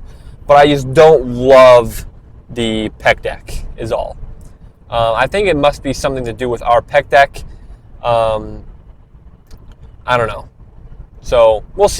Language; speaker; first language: English; native; English